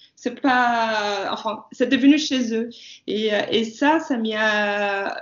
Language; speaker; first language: French; non-native, fluent; Portuguese